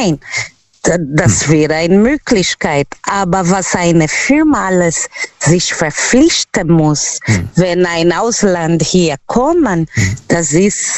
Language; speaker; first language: German; non-native, learner; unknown